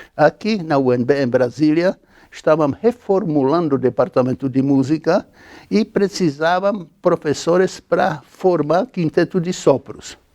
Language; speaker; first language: Portuguese; non-native, fluent; Czech